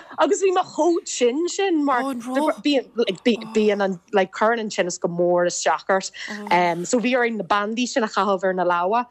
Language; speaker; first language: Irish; non-native, local second language; English